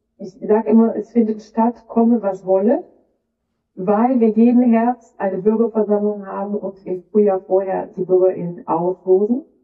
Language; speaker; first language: German; native; German